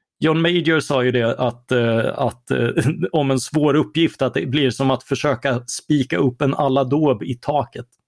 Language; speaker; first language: Swedish; native; Swedish